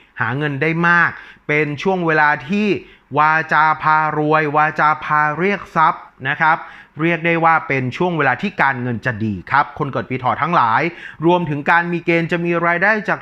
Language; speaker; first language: Thai; native; Thai